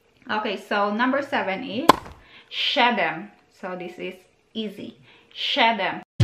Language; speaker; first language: Polish; non-native, learner; Filipino